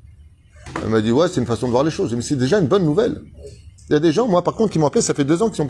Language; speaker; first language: French; native; French